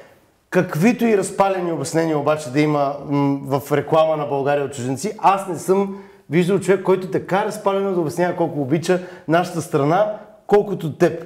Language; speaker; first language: Bulgarian; native; Bulgarian